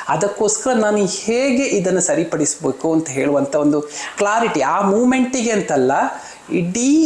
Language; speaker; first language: Kannada; non-native, local second language; Malayalam